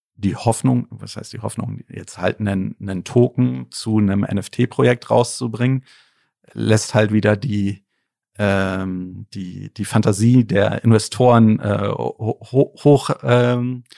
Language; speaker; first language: German; native; German